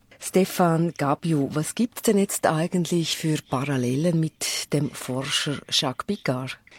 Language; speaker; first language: German; native; German